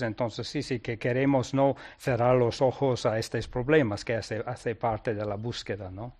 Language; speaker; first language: Spanish; non-native, fluent; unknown